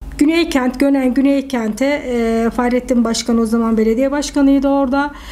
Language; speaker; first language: Turkish; native; Turkish